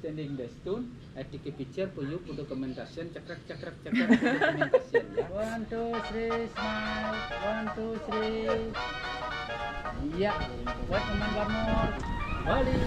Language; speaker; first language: English; non-native, learner; Indonesian